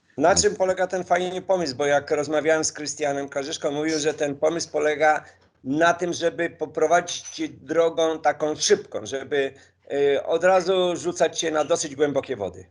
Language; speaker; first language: Polish; native; Polish